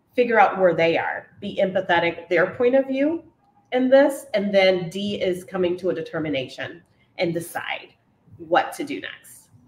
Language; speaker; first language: English; native; English